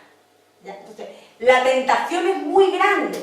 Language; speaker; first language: Spanish; native; Spanish